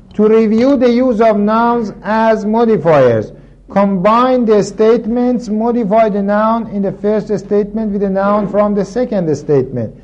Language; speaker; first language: English; non-native, fluent; Persian